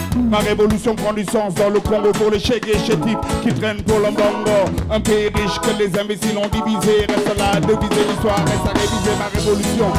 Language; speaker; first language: French; non-native, local second language; Wolof